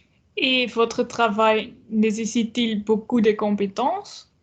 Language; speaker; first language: French; non-native, local second language; Dutch